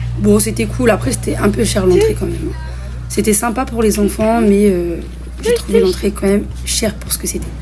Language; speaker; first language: French; native; French